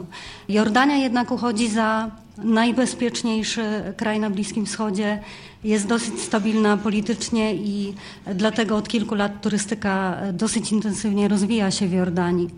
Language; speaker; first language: Polish; native; Polish